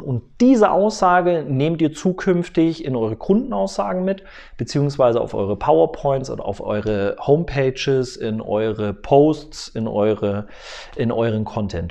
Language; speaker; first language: German; native; German